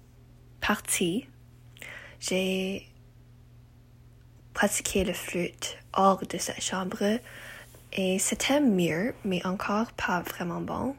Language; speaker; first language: French; non-native, learner; English